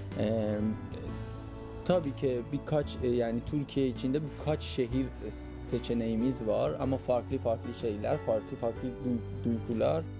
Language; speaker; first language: Turkish; non-native, fluent; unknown